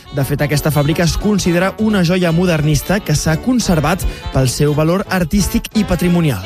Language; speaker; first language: Catalan; native; Catalan